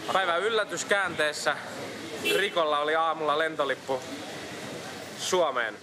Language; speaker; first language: Finnish; native; Finnish